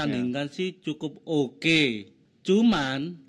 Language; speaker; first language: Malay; non-native, local second language; Javanese